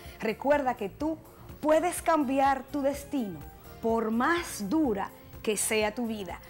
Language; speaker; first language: Spanish; native; Spanish